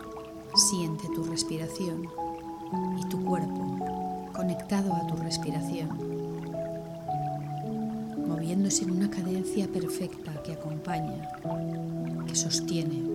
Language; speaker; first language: Spanish; native; Spanish